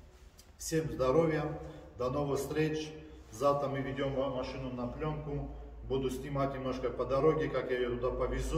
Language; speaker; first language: Russian; early bilingual, heritage; Russian